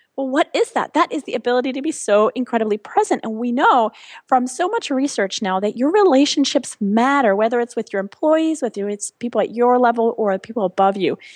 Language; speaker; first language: English; non-native, fluent; French